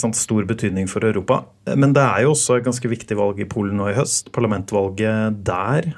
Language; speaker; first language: Norwegian; native; Norwegian